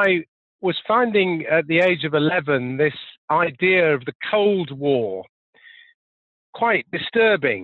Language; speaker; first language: English; native; English